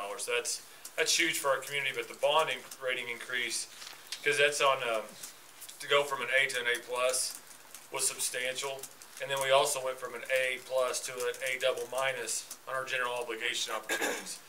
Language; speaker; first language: English; native; English